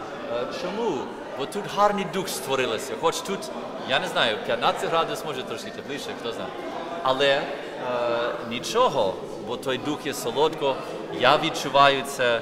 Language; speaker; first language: Ukrainian; early bilingual, heritage; Ukrainian